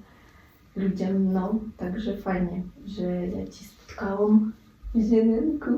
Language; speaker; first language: Polish; non-native, fluent; Russian